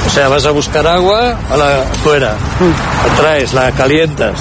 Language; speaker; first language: Spanish; native; Spanish